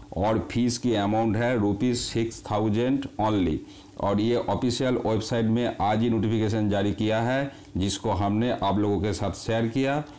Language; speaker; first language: Hindi; non-native, local second language; Bangla